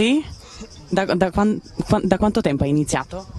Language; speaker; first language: Italian; native; Italian